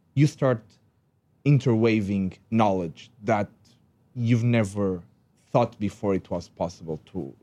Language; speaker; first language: English; non-native, fluent; Portuguese